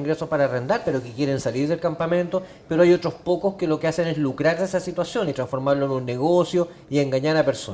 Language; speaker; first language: Spanish; native; Spanish